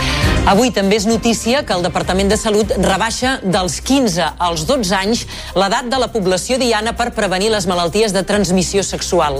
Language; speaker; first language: Catalan; native; Catalan